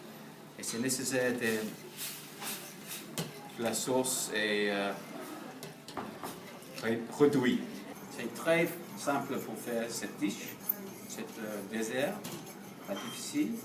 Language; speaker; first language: French; non-native, learner; English